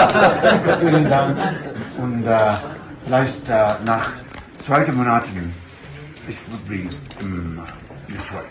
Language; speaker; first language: German; non-native, learner; Urdu